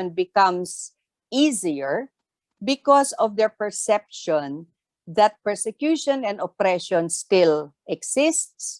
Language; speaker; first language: English; non-native, local second language; Tausug